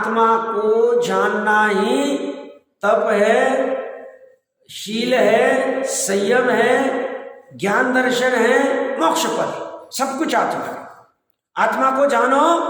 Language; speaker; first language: Hindi; native; Hindi